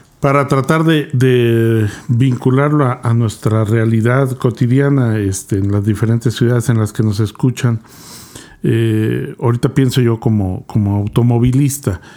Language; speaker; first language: Spanish; native; Spanish